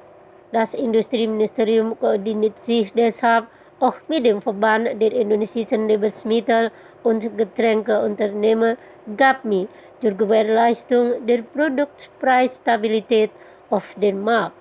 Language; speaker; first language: German; non-native, fluent; Indonesian